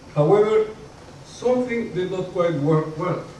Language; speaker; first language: English; non-native, fluent; Spanish